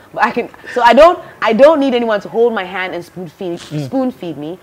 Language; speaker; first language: English; non-native, local second language; Akan